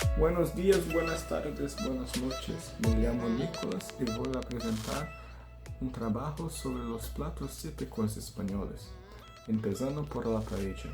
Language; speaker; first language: Spanish; non-native, learner; Portuguese